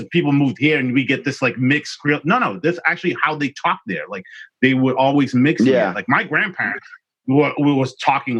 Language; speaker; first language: English; non-native, fluent; Kabuverdianu